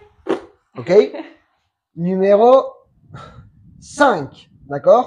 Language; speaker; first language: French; non-native, fluent; Spanish